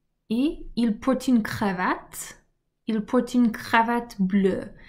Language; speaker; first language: French; non-native, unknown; English